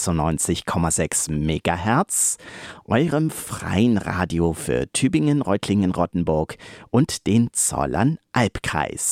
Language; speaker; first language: German; native; German